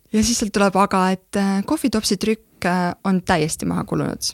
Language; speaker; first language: Estonian; native; Estonian